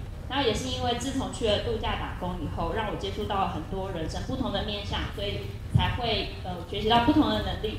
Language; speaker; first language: Chinese; native; Chinese